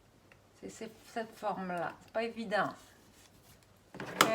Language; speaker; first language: French; native; French